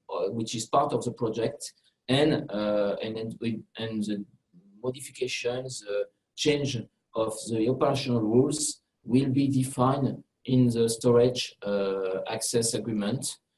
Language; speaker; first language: English; non-native, fluent; French